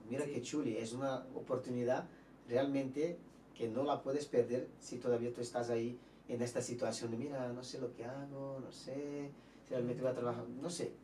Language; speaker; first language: Spanish; non-native, fluent; Portuguese